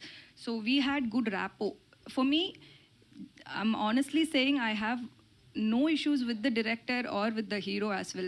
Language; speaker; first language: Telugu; non-native, learner; Tamil